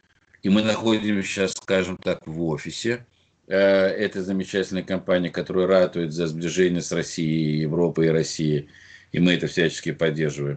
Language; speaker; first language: Russian; native; Russian